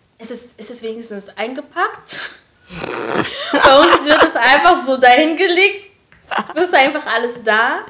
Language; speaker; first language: German; early bilingual, other home language; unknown